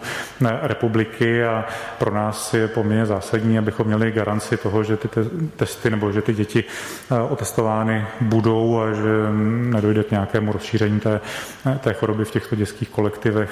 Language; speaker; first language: Czech; native; Czech